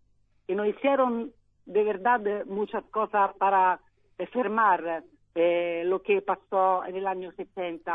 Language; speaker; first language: Spanish; non-native, learner; Italian